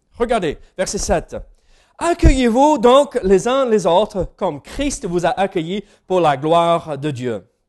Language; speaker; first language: French; non-native, fluent; English